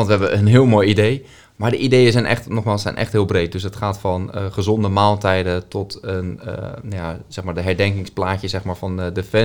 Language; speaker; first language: Dutch; native; Dutch